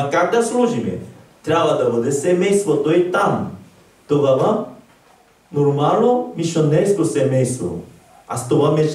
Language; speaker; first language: Bulgarian; non-native, learner; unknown